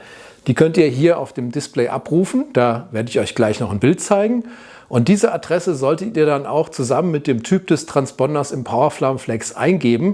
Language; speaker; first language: German; native; German